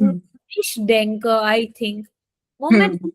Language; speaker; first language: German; non-native, fluent; Hindi